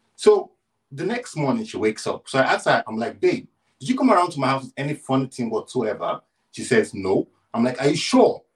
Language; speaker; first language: English; non-native, local second language; Yoruba